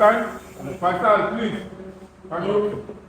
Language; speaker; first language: English; non-native, fluent; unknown